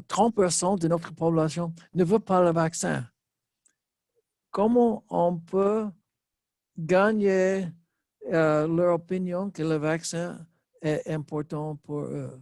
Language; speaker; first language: French; non-native, learner; English